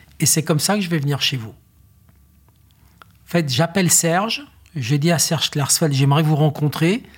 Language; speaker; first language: French; native; French